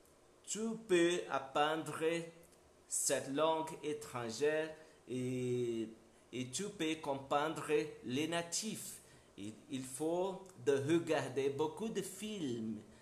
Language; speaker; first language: French; non-native, learner; Portuguese